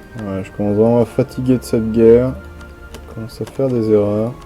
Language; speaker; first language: French; native; French